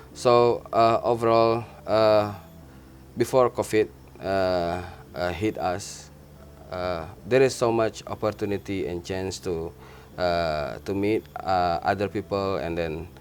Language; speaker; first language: English; non-native, learner; Indonesian